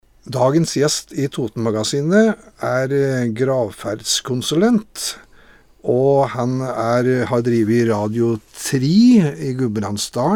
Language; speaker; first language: Norwegian; native; Norwegian